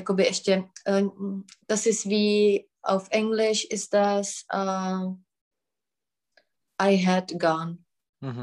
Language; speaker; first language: German; non-native, fluent; Czech